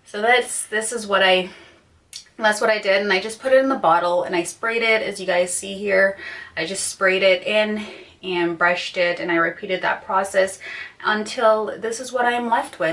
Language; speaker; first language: English; native; English